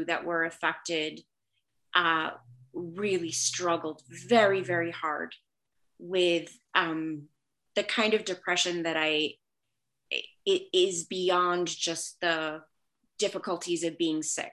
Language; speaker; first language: English; early bilingual, other home language; Spanish